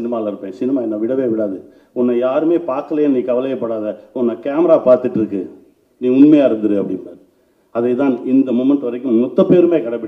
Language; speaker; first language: Tamil; native; Tamil